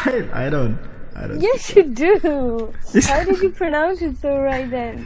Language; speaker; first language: English; non-native, fluent; Indonesian